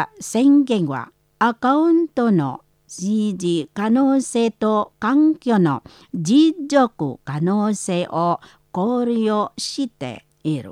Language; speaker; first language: Japanese; non-native, fluent; Indonesian